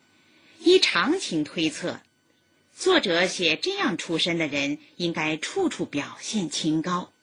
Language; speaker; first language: Chinese; native; Chinese